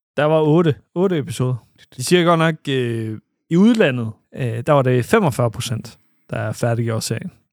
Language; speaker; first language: Danish; native; Danish